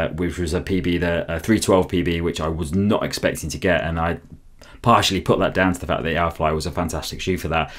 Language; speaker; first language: English; native; English